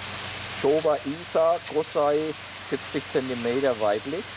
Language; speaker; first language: German; native; German